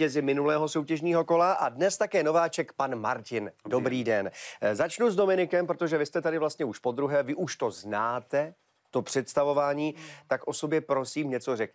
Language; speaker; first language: Czech; native; Czech